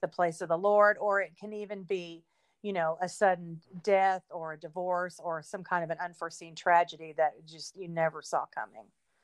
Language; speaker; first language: English; native; English